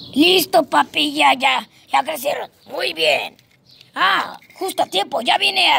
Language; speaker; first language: Spanish; native; Spanish